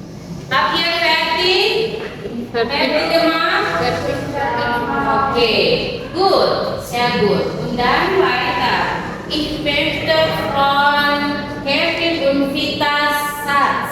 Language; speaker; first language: German; non-native, fluent; Indonesian